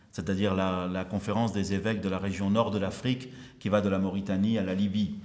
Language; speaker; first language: French; native; French